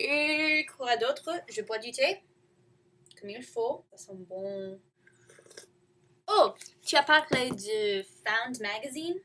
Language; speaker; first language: French; non-native, learner; English